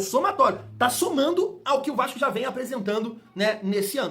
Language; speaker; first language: Portuguese; native; Portuguese